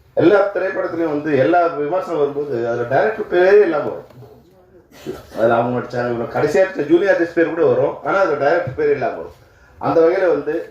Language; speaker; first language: Tamil; native; Tamil